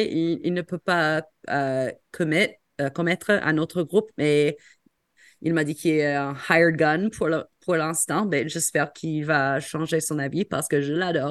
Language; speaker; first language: French; non-native, fluent; English